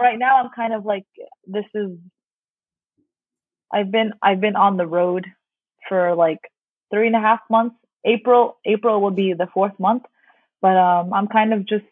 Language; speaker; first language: English; early bilingual, other home language; Arabic